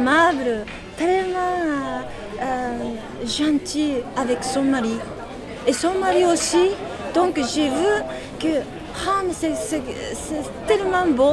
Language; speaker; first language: French; non-native, learner; Japanese